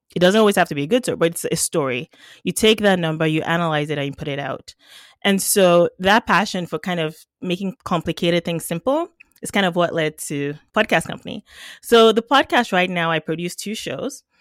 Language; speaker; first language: English; non-native, local second language; Yoruba